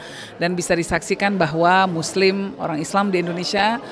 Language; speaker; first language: Indonesian; native; Indonesian